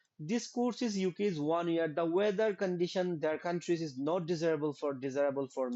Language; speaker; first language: English; non-native, local second language; Bangla